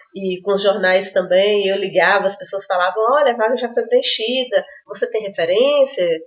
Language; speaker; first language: Portuguese; native; Portuguese